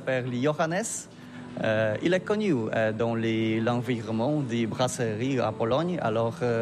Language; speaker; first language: French; non-native, learner; Polish